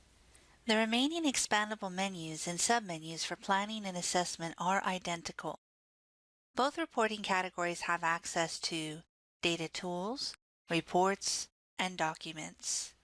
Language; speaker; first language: English; native; English